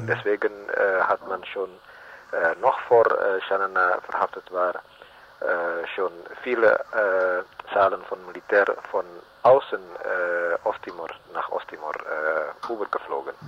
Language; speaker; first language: German; non-native, learner; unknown